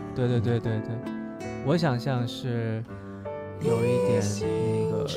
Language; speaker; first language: Chinese; native; Chinese